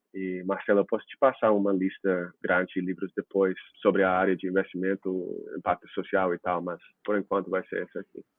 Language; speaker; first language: Portuguese; non-native, fluent; English